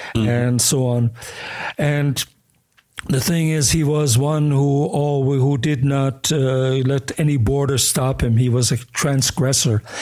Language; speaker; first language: English; early bilingual, other home language; German